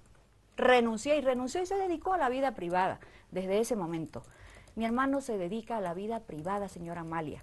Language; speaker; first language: Spanish; native; Spanish